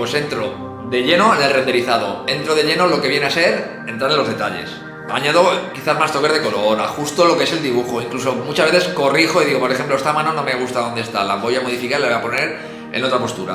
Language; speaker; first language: Spanish; native; Spanish